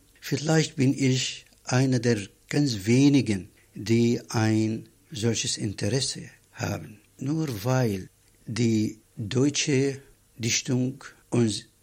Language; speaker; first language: German; non-native, fluent; Arabic